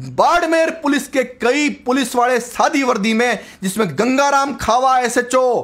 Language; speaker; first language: Hindi; native; Hindi